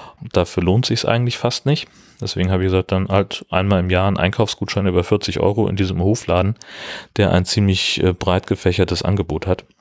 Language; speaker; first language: German; native; German